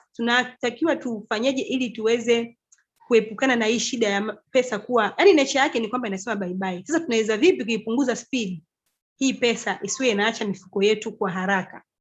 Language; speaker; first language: Swahili; native; Swahili